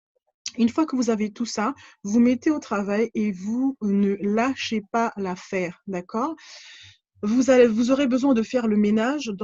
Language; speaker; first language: French; native; French